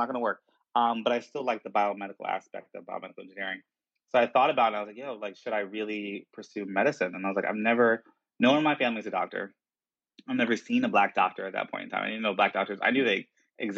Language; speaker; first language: English; native; English